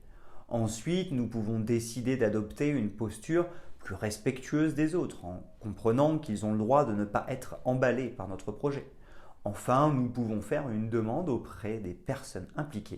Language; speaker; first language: French; native; French